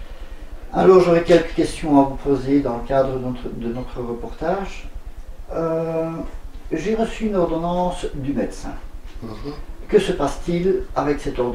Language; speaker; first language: French; native; French